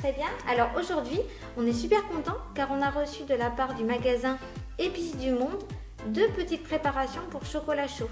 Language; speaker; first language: French; native; French